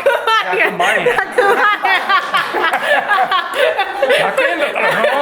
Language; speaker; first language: Japanese; non-native, fluent; English